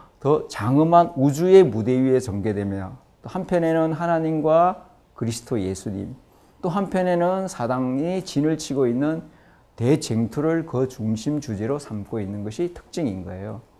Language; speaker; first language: Korean; native; Korean